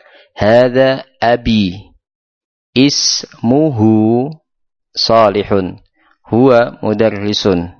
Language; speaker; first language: Arabic; non-native, fluent; Indonesian